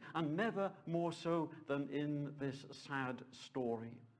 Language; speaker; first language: English; native; English